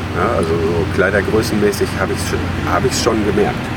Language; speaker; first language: German; native; German